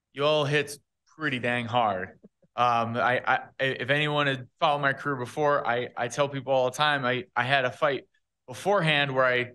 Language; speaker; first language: English; native; English